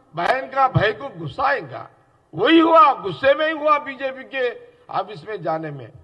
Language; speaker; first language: Hindi; non-native, local second language; Telugu